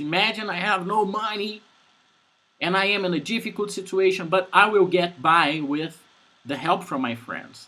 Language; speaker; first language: English; non-native, fluent; Portuguese